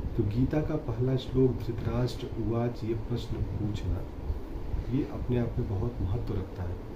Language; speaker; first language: Hindi; native; Hindi